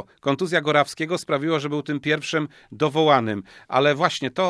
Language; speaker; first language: Polish; native; Polish